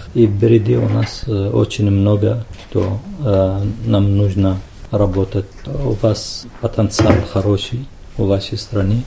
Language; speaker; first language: Russian; non-native, fluent; Arabic